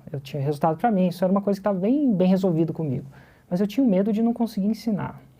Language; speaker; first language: Portuguese; native; Portuguese